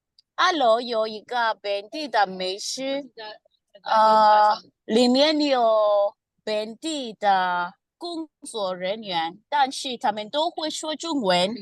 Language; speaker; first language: Chinese; non-native, fluent; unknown